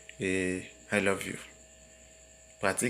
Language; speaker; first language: French; non-native, learner; Haitian Creole